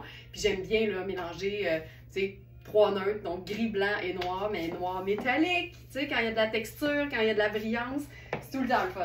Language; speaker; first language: French; native; French